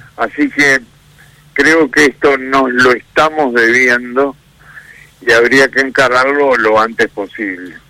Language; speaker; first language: Spanish; native; Spanish